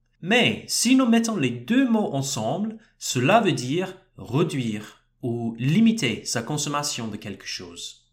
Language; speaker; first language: French; non-native, fluent; English